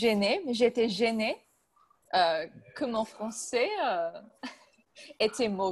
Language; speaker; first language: French; non-native, learner; English